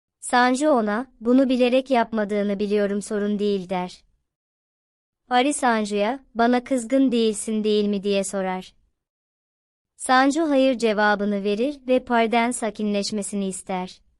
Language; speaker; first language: Turkish; native; Turkish